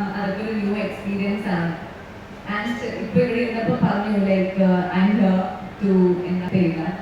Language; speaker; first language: Malayalam; native; Malayalam